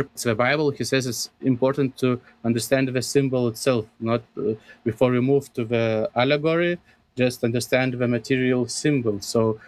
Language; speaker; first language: English; non-native, fluent; Lithuanian